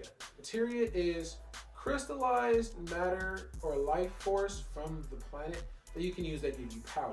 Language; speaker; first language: English; native; English